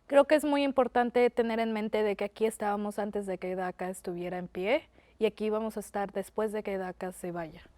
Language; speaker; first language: Spanish; early bilingual, heritage; Spanish